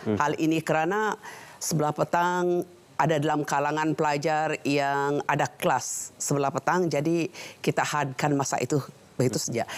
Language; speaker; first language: Malay; non-native, local second language; Central Dusun